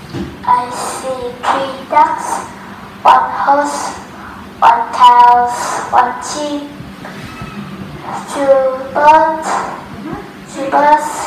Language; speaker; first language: English; non-native, learner; Vietnamese